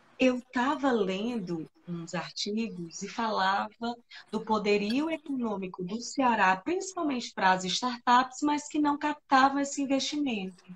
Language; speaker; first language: Portuguese; native; Portuguese